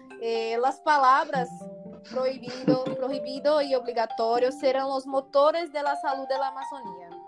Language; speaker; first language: Spanish; non-native, learner; Portuguese